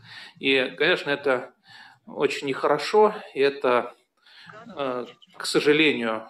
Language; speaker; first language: Russian; native; Russian